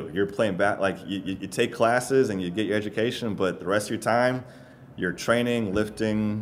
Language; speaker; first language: English; native; English